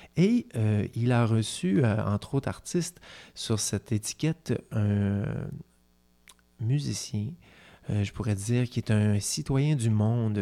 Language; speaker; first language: French; native; French